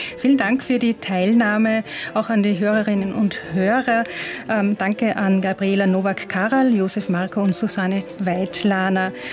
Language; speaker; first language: German; native; German